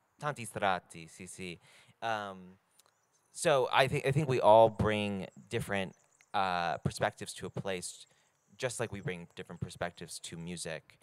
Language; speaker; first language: English; native; English